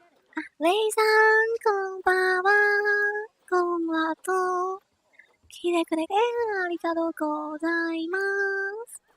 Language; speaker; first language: Japanese; non-native, learner; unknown